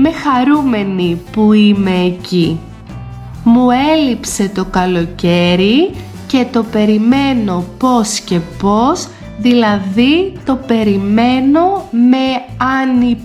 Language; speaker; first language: Greek; native; Greek